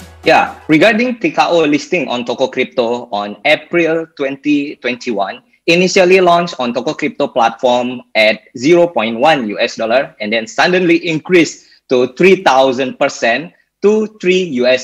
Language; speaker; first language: English; non-native, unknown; Indonesian